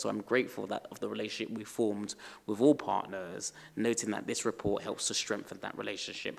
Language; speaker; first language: English; native; English